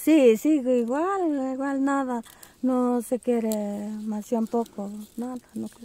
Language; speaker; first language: Spanish; non-native, local second language; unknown